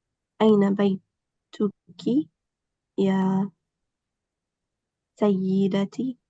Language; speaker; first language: Arabic; non-native, learner; English